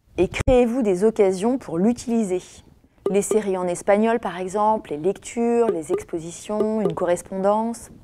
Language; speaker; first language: French; native; French